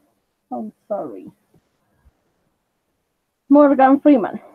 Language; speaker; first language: English; non-native, learner; Spanish